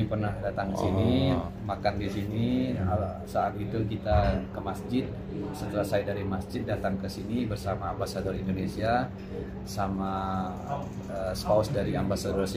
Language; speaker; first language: Indonesian; native; Indonesian